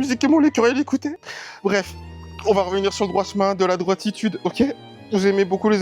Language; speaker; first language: French; native; French